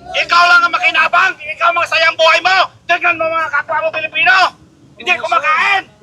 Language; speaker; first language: Filipino; non-native, local second language; Cebuano